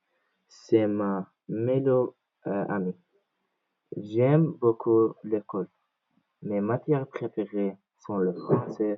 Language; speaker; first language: French; non-native, learner; Arabic